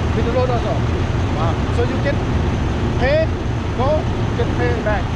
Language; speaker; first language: English; non-native, learner; Thai